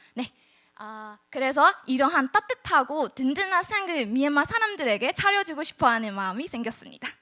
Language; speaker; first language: Korean; non-native, fluent; Burmese